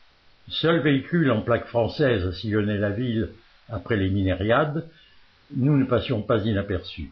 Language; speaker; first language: French; native; French